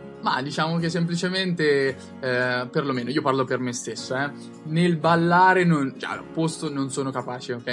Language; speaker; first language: Italian; native; Italian